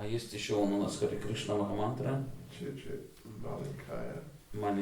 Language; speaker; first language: Russian; native; Russian